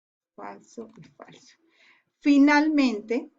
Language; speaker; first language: Spanish; native; Spanish